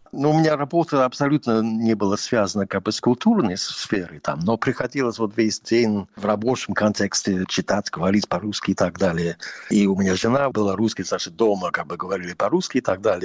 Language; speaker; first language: Russian; non-native, fluent; English